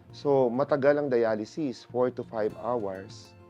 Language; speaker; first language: Filipino; native; Filipino